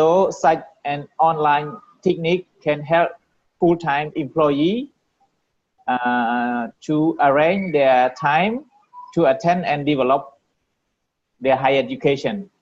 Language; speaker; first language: English; non-native, learner; Vietnamese